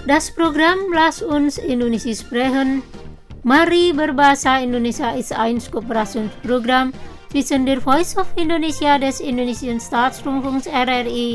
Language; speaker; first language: German; non-native, fluent; Indonesian